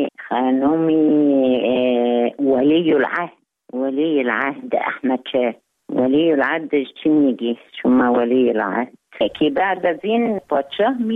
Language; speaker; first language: Persian; non-native, learner; Arabic